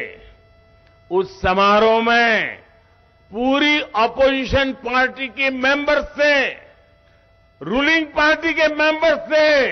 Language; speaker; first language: Hindi; non-native, local second language; Gujarati